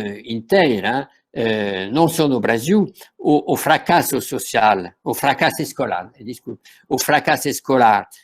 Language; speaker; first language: Portuguese; non-native, fluent; French